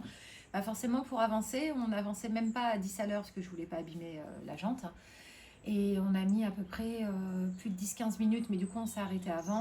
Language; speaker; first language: French; native; French